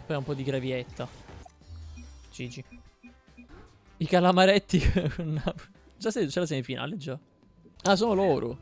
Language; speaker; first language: Italian; native; Italian